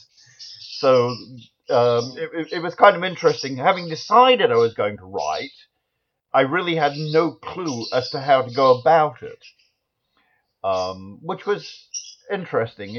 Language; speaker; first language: English; native; English